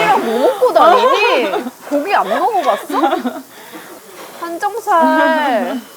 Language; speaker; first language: Korean; early bilingual, heritage; Korean